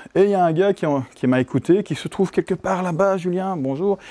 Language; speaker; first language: French; native; French